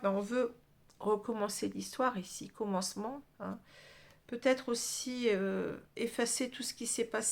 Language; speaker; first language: French; native; French